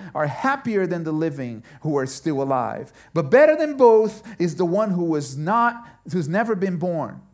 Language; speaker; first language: English; early bilingual, other home language; German